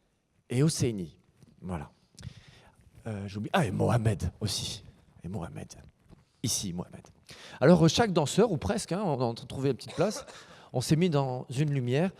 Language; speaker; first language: French; native; French